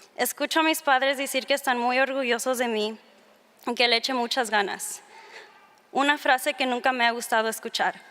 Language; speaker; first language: Spanish; early bilingual, heritage; Spanish